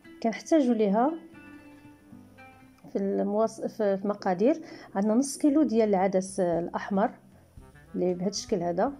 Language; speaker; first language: Arabic; native; Arabic